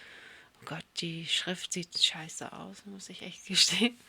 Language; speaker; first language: German; native; German